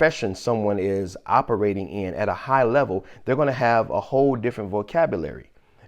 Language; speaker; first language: English; native; English